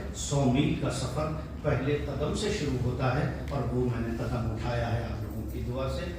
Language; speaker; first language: Urdu; native; Urdu